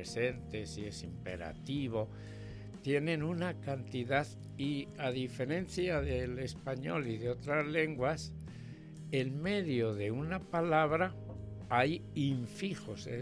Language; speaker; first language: Spanish; native; Spanish